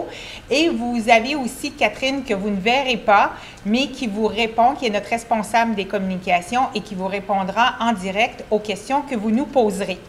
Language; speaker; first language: French; native; French